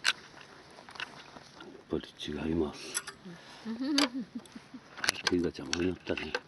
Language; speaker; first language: Japanese; native; Japanese